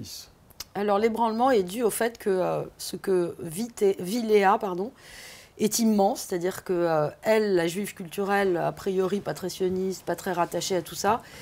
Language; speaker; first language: French; native; French